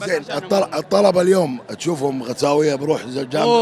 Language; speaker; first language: Arabic; native; Arabic